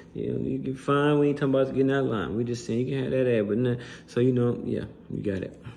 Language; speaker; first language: English; native; English